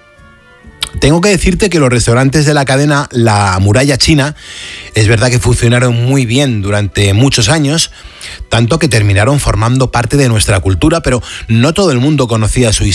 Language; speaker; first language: Spanish; native; Spanish